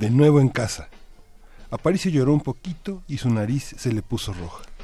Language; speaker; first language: Spanish; native; Spanish